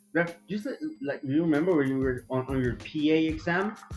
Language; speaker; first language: English; non-native, fluent; Spanish